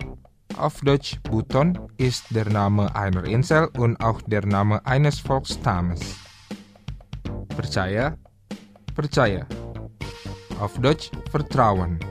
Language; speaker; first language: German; non-native, fluent; Indonesian